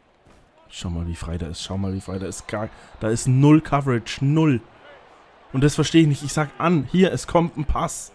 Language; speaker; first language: German; native; German